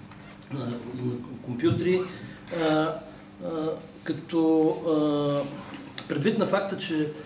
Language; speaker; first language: Bulgarian; native; Bulgarian